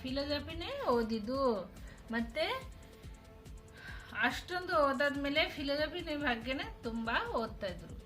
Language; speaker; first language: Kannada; non-native, local second language; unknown